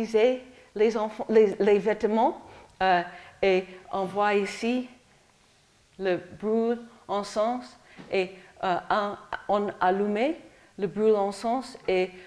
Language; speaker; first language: French; non-native, fluent; English